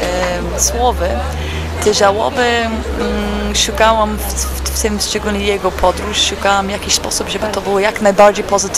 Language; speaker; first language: Polish; non-native, fluent; English